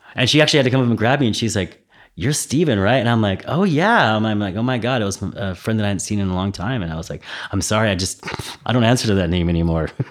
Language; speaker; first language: English; native; English